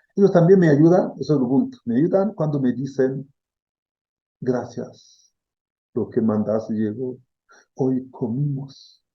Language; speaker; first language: Spanish; non-native, fluent; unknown